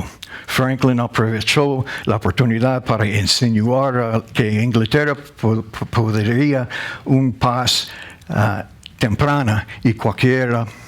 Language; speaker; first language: Spanish; non-native, learner; English